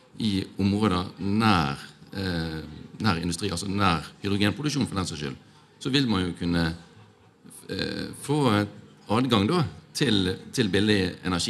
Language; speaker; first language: Norwegian; native; Norwegian